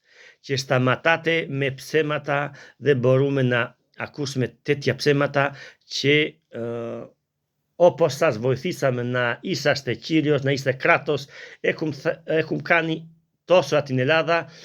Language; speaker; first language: Greek; non-native, learner; Albanian